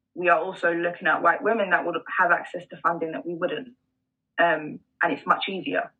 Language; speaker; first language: English; native; English